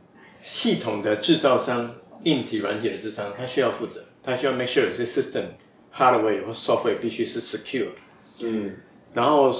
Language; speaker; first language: Chinese; native; Chinese